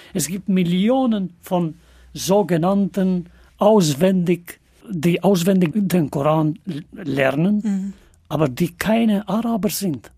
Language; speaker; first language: German; non-native, fluent; Albanian